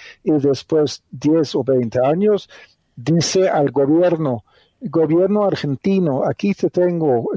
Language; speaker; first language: Spanish; non-native, fluent; Dutch